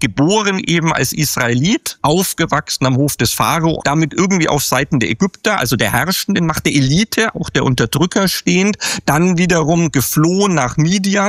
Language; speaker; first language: German; native; German